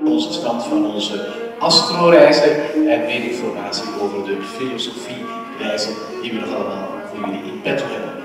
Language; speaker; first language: Dutch; native; Dutch